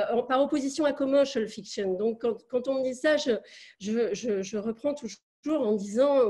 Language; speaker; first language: French; native; French